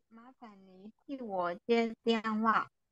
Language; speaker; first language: Chinese; non-native, learner; Thai